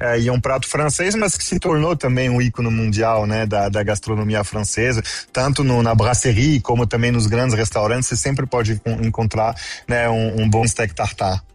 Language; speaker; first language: Portuguese; non-native, fluent; French